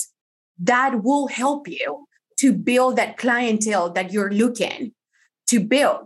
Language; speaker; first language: English; non-native, fluent; Spanish